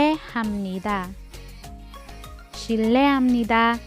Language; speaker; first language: Korean; non-native, learner; Filipino